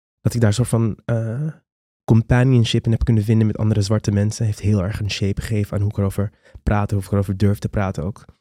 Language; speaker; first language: Dutch; non-native, local second language; Papiamento